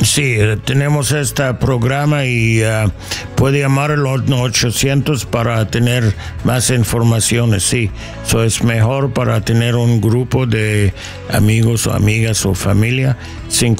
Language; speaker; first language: Spanish; non-native, learner; English